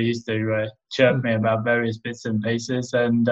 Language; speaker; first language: English; native; English